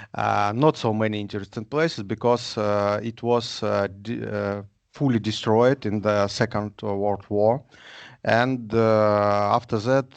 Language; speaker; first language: English; non-native, learner; Russian